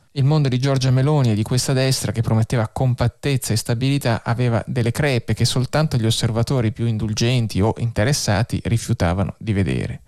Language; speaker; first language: Italian; native; Italian